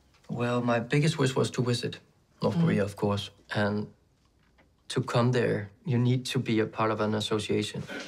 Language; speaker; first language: English; non-native, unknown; Danish